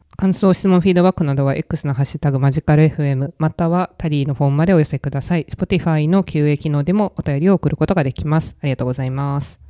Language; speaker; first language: Japanese; native; Japanese